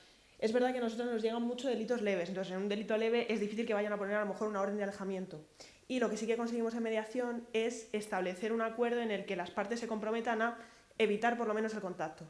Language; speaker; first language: Spanish; native; Spanish